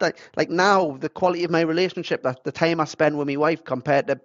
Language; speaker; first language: English; native; English